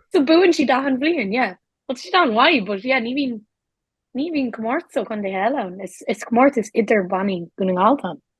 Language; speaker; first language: Irish; native; Irish